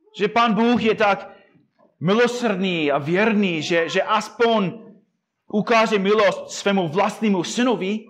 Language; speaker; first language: Czech; non-native, fluent; English